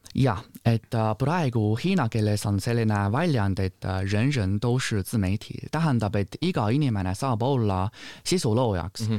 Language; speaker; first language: Estonian; non-native, fluent; Chinese